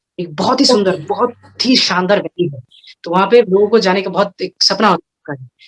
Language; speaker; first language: Hindi; non-native, local second language; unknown